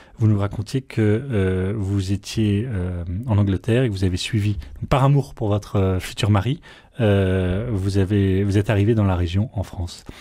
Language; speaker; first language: French; native; French